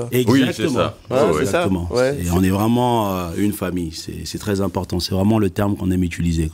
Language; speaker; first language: French; native; French